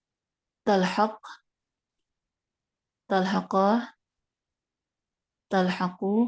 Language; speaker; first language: Arabic; non-native, learner; Indonesian